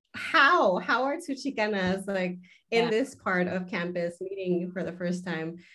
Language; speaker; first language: English; early bilingual, other home language; Spanish